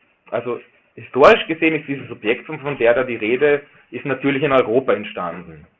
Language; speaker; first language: German; native; German